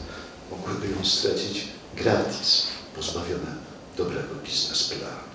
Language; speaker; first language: Polish; native; Polish